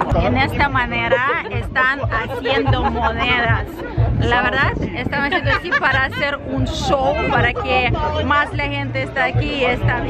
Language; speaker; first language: Spanish; non-native, fluent; Russian